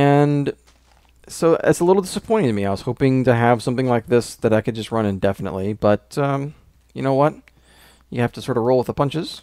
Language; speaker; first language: English; native; English